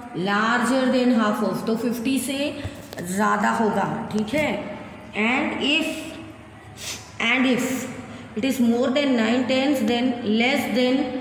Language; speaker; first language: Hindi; non-native, local second language; Gujarati